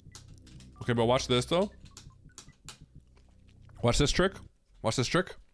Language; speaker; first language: English; native; English